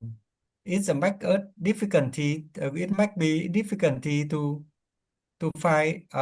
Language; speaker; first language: English; non-native, learner; Vietnamese